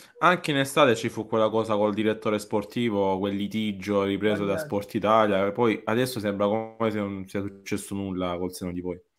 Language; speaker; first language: Italian; native; Italian